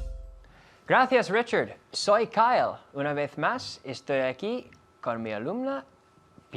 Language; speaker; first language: Spanish; non-native, fluent; English